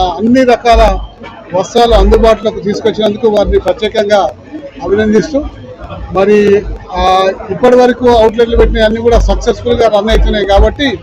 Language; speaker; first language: Telugu; native; Telugu